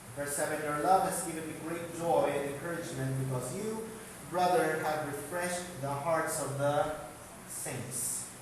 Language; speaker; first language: English; non-native, local second language; Filipino